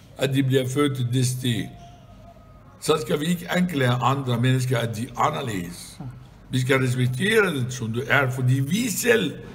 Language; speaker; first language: Danish; non-native, fluent; Arabic